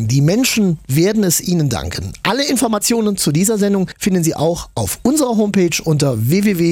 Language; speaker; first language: German; native; German